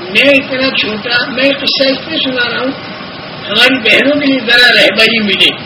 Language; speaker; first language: Urdu; native; Urdu